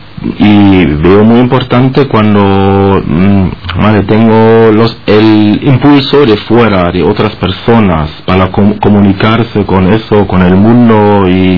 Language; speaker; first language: Spanish; non-native, fluent; German